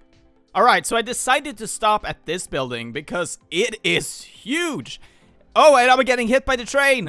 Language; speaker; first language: English; non-native, fluent; Swedish